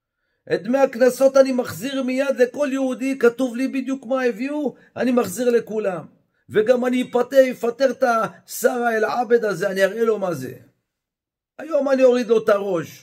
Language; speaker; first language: Hebrew; native; Hebrew